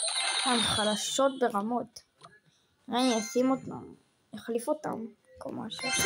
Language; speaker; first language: Hebrew; native; Hebrew